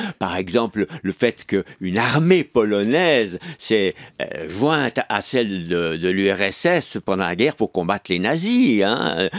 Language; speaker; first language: French; native; French